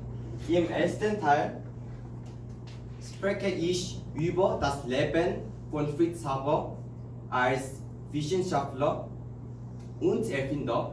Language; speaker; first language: German; non-native, learner; Korean